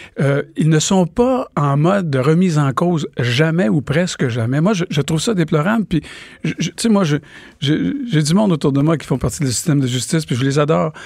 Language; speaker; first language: French; native; French